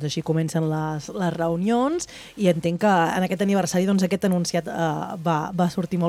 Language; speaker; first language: Catalan; native; Catalan